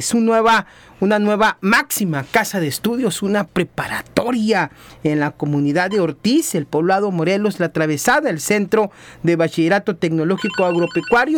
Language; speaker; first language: Spanish; native; Spanish